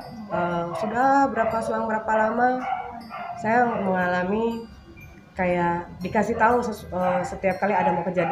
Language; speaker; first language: Indonesian; native; Indonesian